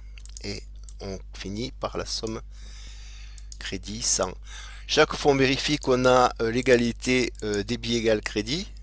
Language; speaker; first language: French; native; French